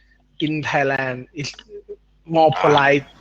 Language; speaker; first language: English; non-native, learner; Thai